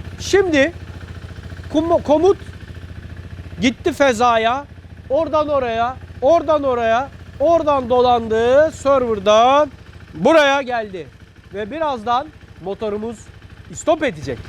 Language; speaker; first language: Turkish; native; Turkish